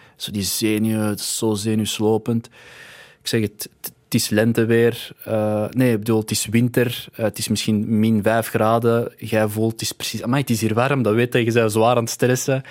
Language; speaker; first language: Dutch; early bilingual, other home language; Arabic